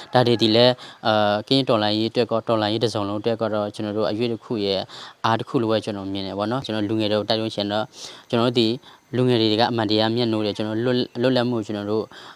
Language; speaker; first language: Burmese; non-native, local second language; S'gaw Karen